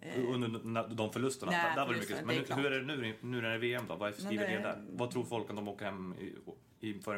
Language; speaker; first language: Swedish; native; Swedish